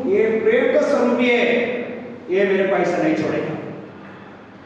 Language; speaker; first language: Hindi; non-native, local second language; Telugu